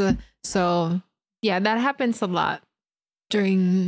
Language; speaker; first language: English; non-native, local second language; Filipino